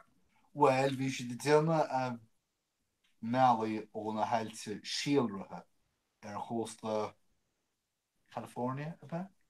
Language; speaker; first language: Irish; non-native, learner; English